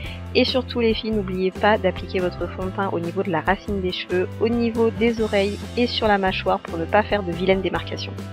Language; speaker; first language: French; native; French